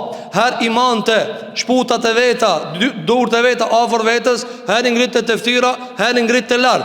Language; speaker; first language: Albanian; native; Albanian